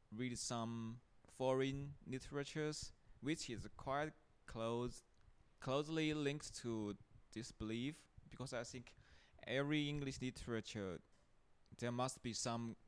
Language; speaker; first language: English; non-native, fluent; Chinese